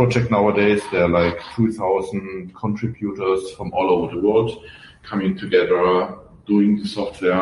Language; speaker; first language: English; non-native, fluent; German